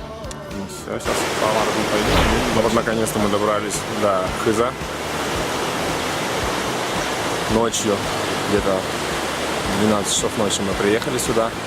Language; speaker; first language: Russian; native; Russian